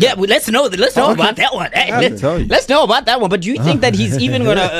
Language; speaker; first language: English; non-native, local second language; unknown